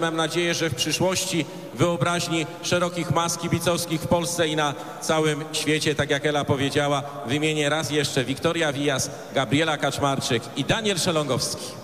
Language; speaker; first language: Polish; native; Polish